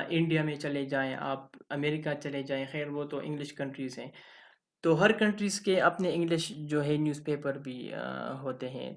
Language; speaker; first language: Urdu; non-native, local second language; Pashto